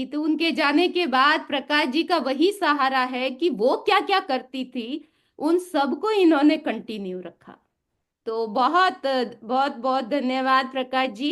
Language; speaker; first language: Hindi; native; Hindi